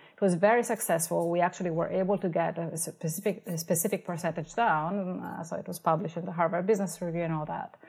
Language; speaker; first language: English; non-native, fluent; Italian